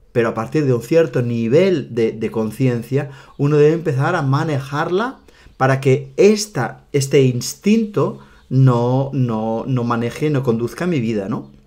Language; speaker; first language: Spanish; non-native, local second language; Catalan